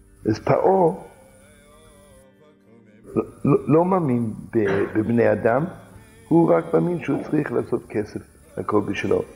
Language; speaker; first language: Hebrew; non-native, fluent; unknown